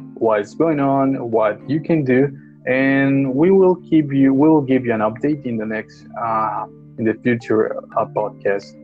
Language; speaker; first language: English; non-native, fluent; Spanish